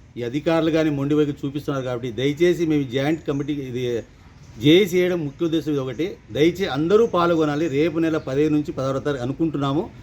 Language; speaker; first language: Telugu; non-native, local second language; Lambadi